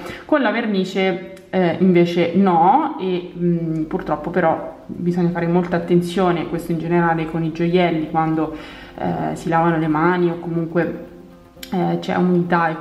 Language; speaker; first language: Italian; native; Italian